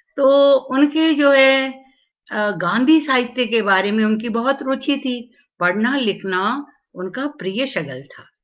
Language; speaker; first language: Hindi; non-native, local second language; Tamil